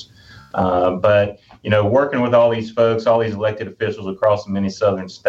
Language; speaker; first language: English; native; English